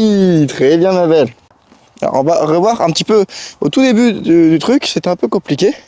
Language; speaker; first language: French; native; French